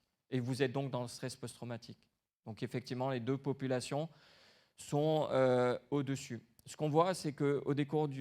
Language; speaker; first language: French; native; French